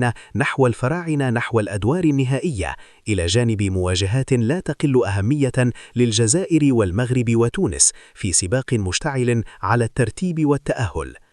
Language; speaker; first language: Arabic; native; Arabic